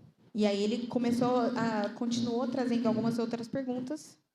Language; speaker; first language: Portuguese; native; Portuguese